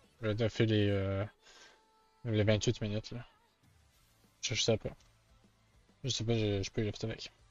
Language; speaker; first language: French; native; French